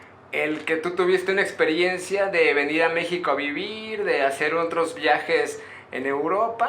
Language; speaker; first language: Spanish; native; Spanish